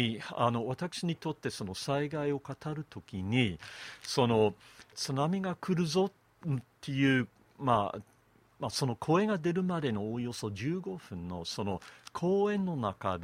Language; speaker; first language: Japanese; non-native, fluent; English